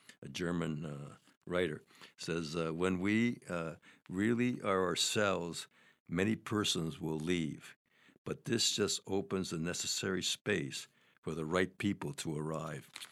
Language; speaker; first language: English; native; English